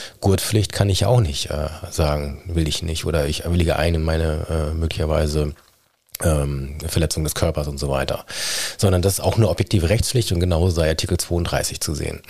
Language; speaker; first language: German; native; German